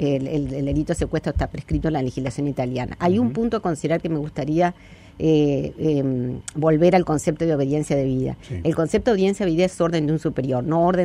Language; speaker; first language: Spanish; native; Spanish